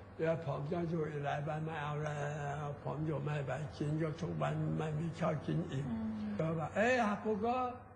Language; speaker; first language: Thai; non-native, learner; Chinese